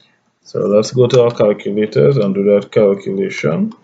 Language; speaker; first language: English; native; English